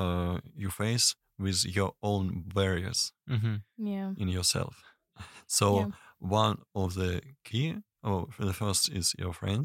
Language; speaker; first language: English; non-native, learner; Russian